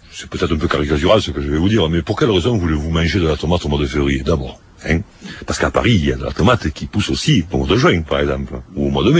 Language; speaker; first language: French; native; French